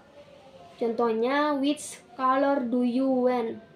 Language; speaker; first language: English; non-native, learner; Indonesian